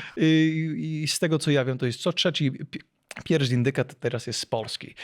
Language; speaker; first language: Polish; early bilingual, heritage; Polish